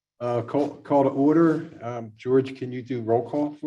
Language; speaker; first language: English; native; English